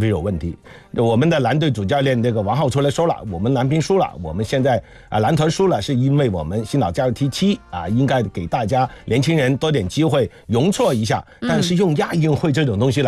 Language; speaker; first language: Chinese; non-native, local second language; Cantonese